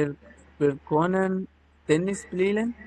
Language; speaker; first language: German; non-native, learner; Tamil